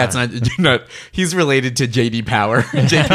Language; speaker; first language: English; native; English